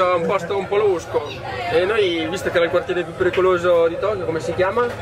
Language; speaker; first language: Italian; native; Italian